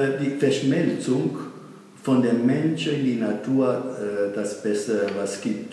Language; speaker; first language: German; non-native, learner; Italian